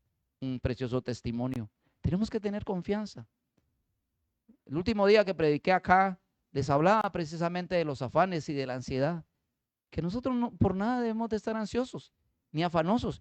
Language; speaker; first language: Spanish; native; Spanish